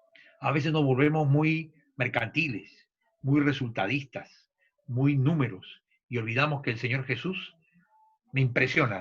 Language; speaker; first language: Spanish; native; Spanish